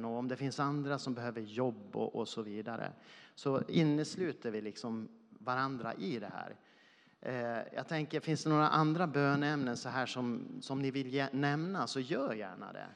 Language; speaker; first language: Swedish; native; Swedish